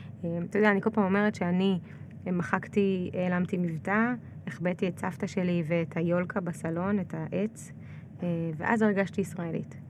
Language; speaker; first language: Hebrew; early bilingual, other home language; Russian